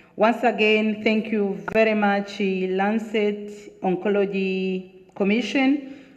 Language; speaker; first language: English; non-native, local second language; Swahili